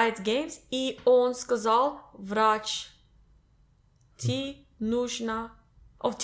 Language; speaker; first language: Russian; non-native, learner; English